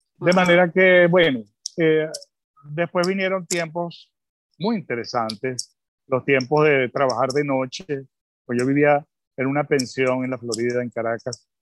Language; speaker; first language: Spanish; early bilingual, other home language; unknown